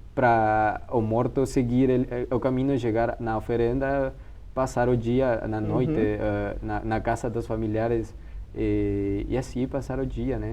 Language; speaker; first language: Portuguese; non-native, fluent; Spanish